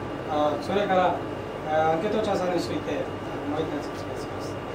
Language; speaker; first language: Japanese; non-native, learner; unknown